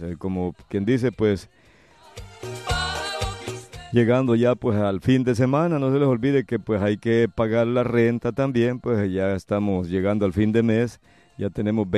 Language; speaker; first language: Spanish; native; Spanish